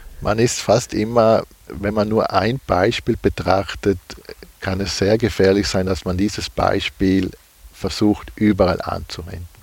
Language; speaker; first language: German; native; German